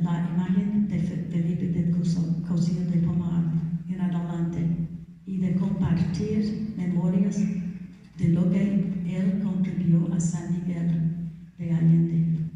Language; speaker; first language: Spanish; non-native, learner; English